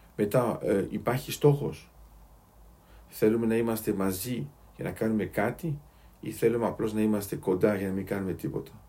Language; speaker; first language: Greek; native; Greek